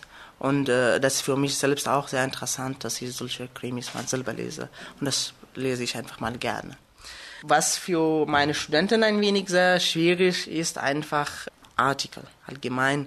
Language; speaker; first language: German; non-native, fluent; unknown